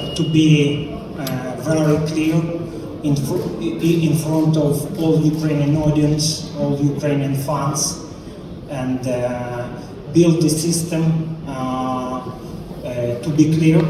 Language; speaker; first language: English; non-native, learner; Ukrainian